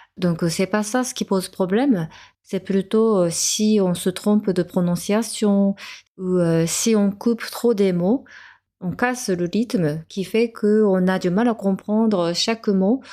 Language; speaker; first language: French; non-native, fluent; Japanese